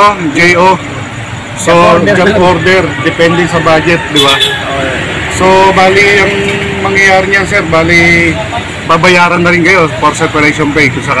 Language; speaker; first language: Filipino; native; Filipino